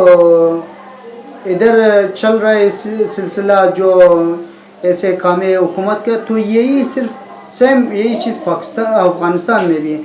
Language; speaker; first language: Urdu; non-native, learner; Persian